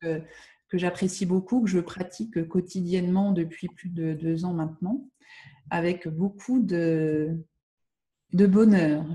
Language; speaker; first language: French; native; French